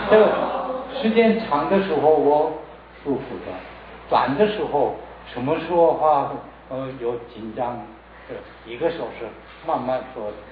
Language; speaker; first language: Chinese; non-native, learner; Korean